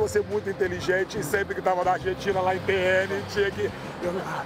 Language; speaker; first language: Portuguese; native; Portuguese